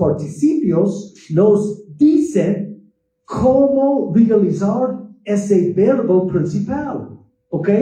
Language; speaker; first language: Spanish; non-native, fluent; English